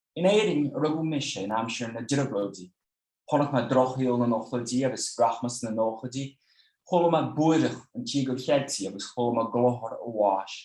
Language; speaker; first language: Irish; non-native, fluent; Dutch